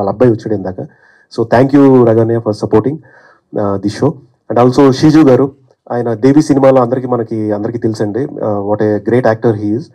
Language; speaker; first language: Telugu; native; Telugu